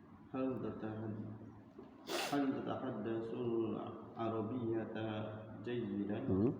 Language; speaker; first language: Arabic; non-native, learner; Indonesian